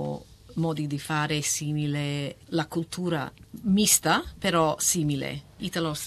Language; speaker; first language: Italian; early bilingual, heritage; Italian